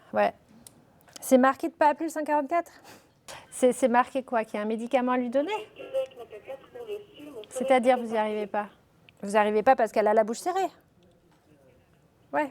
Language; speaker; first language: French; native; French